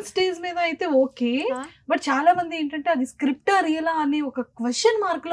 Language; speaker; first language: Telugu; native; Telugu